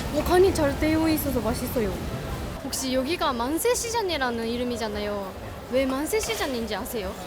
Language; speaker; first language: Korean; non-native, fluent; Japanese